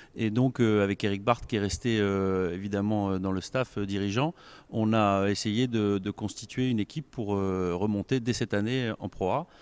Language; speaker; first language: French; native; French